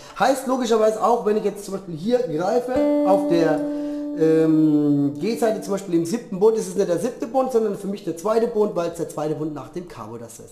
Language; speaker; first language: German; native; German